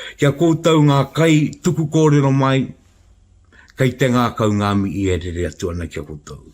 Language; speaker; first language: Māori; native; Māori